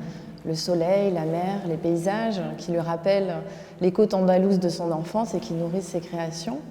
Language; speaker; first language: French; native; French